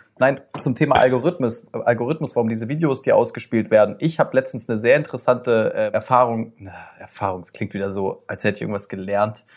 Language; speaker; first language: German; early bilingual, other home language; Turkish